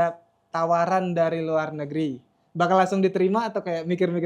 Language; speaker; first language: Indonesian; native; Indonesian